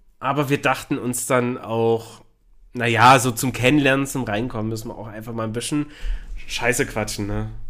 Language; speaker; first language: German; native; German